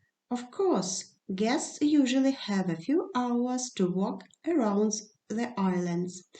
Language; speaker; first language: English; non-native, fluent; Ukrainian